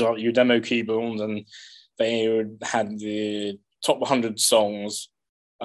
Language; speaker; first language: English; native; English